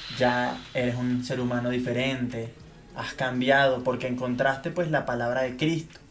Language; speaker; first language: Spanish; native; Spanish